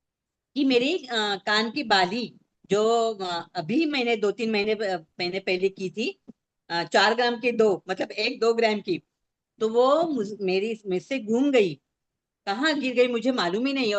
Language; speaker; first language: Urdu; non-native, local second language; Marathi